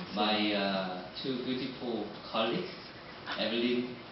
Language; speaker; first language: English; non-native, fluent; Korean